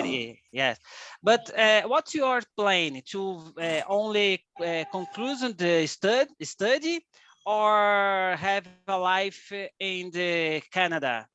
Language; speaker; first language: English; non-native, learner; Portuguese